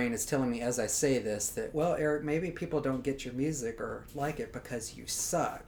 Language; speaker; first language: English; native; English